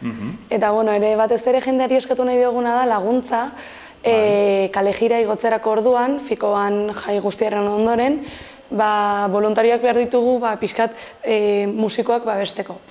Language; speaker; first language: Basque; native; Basque